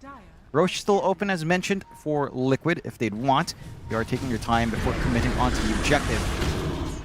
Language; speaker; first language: English; native; English